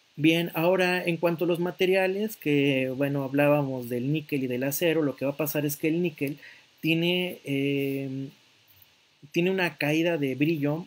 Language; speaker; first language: Spanish; native; Spanish